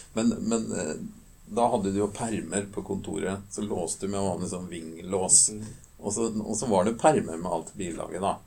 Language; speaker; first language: Norwegian; native; Norwegian